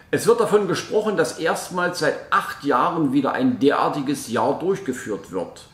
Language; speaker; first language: German; native; German